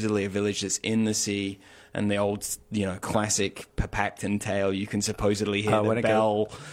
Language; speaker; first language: English; native; English